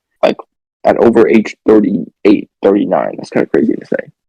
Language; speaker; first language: English; native; English